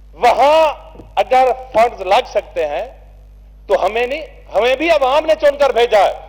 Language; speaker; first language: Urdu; non-native, local second language; Saraiki